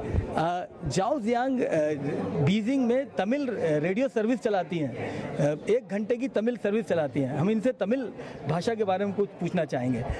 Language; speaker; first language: Hindi; native; Hindi